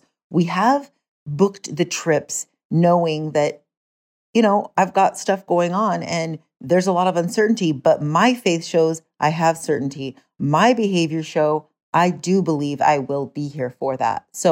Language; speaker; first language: English; native; English